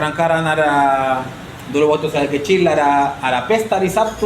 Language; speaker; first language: Indonesian; non-native, fluent; Spanish